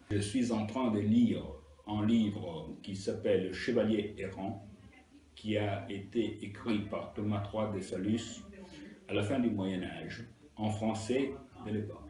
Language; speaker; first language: French; non-native, fluent; Italian